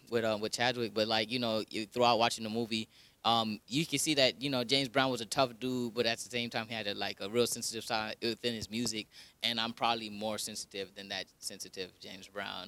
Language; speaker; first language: English; early bilingual, other home language; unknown